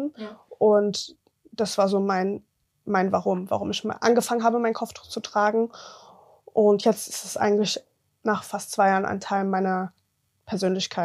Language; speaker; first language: German; early bilingual, other home language; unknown